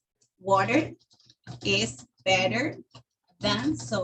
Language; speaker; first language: English; non-native, fluent; Spanish